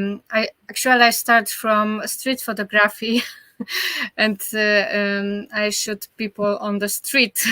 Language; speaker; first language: English; non-native, learner; Polish